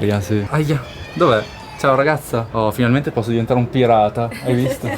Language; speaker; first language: Italian; native; Italian